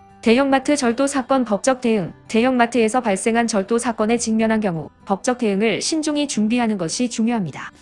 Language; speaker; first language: Korean; native; Korean